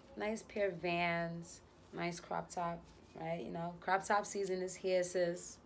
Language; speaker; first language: English; native; English